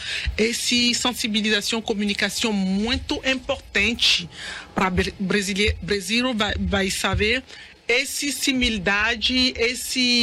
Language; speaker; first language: Portuguese; non-native, learner; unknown